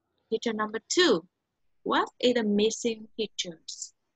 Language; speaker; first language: English; non-native, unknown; Vietnamese